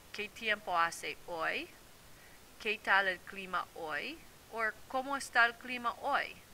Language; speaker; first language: Spanish; non-native, fluent; English